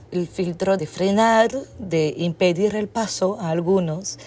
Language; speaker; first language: Spanish; non-native, fluent; French